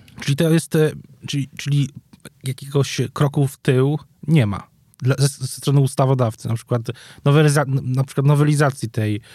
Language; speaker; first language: Polish; native; Polish